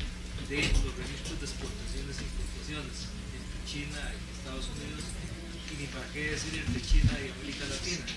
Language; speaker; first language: Spanish; non-native, fluent; Chinese